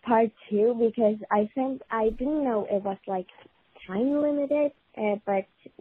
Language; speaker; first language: English; non-native, fluent; Swedish